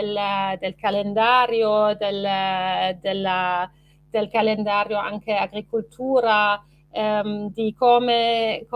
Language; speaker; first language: Italian; non-native, fluent; French